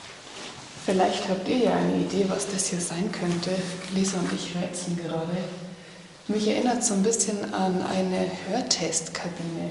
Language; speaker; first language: German; native; German